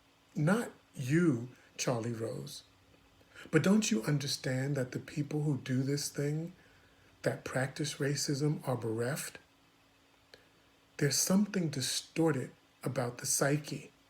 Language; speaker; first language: English; native; English